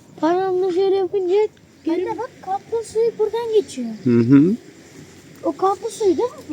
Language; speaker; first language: Turkish; early bilingual, heritage; Turkish